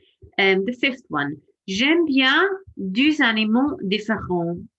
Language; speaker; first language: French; non-native, fluent; English